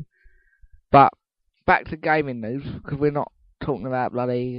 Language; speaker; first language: English; native; English